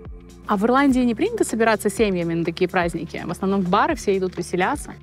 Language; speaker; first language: Russian; native; Russian